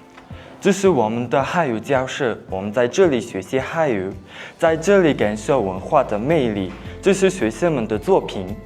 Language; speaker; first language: Chinese; non-native, learner; Mongolian